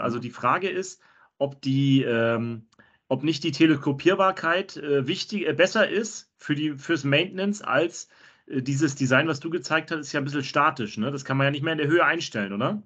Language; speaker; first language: German; native; German